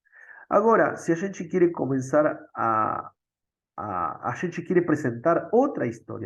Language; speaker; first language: Portuguese; non-native, fluent; Spanish